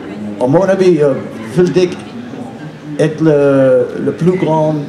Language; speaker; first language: French; non-native, learner; English